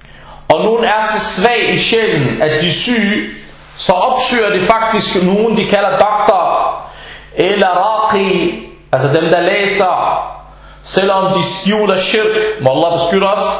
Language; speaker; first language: Danish; non-native, fluent; Arabic